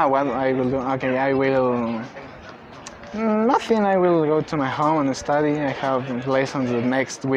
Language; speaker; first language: English; non-native, learner; Spanish